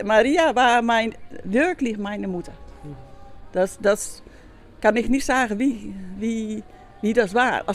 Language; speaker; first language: German; non-native, learner; Dutch